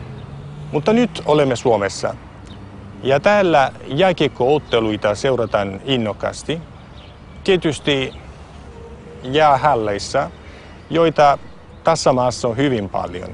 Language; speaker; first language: Finnish; non-native, fluent; Italian